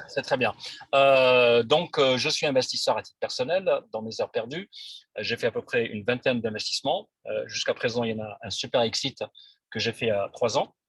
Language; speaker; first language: French; non-native, local second language; Arabic